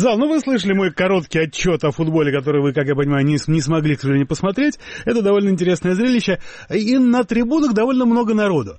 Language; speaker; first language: Russian; native; Russian